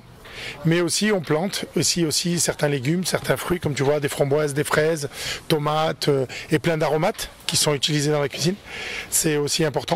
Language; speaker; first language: French; native; French